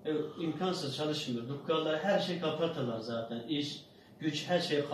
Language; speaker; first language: Turkish; non-native, learner; Uyghur